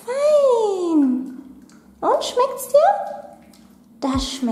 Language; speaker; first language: German; native; German